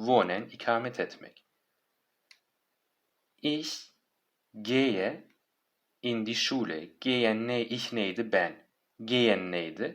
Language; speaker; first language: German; non-native, fluent; Turkish